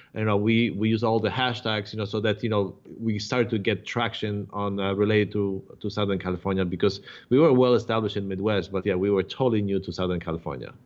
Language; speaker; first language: English; non-native, fluent; Polish